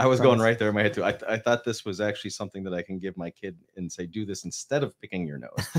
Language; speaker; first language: English; native; English